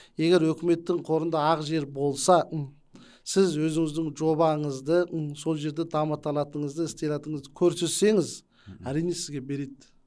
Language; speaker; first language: Kazakh; native; Kazakh